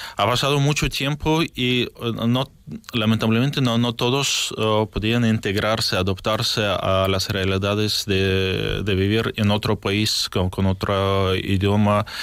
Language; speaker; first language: Spanish; non-native, fluent; Ukrainian